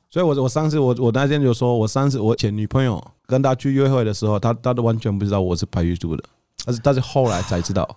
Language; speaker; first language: Chinese; non-native, fluent; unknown